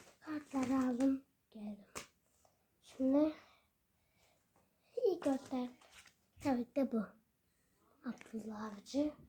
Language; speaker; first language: Turkish; early bilingual, heritage; Turkish